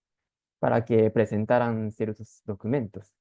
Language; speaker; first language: Spanish; non-native, fluent; Japanese